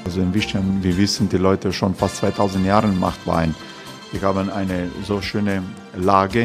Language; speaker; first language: German; non-native, fluent; Croatian